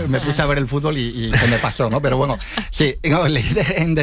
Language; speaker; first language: Spanish; native; Spanish